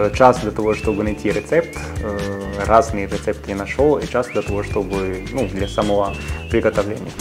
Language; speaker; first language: Russian; non-native, fluent; Italian